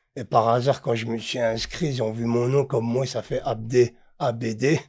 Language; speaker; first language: French; native; French